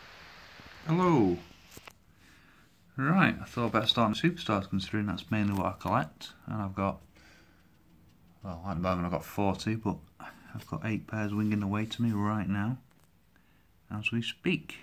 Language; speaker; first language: English; native; English